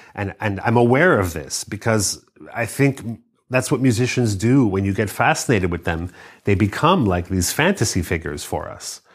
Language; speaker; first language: English; native; English